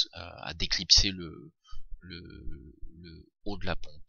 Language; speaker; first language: French; native; French